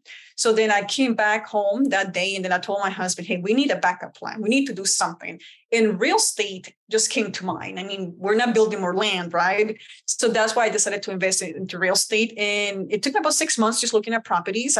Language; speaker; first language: English; early bilingual, other home language; Spanish